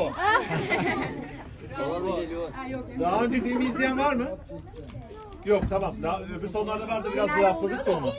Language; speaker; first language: Turkish; native; Turkish